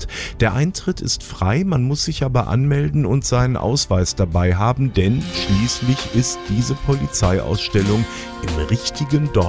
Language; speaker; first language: German; native; German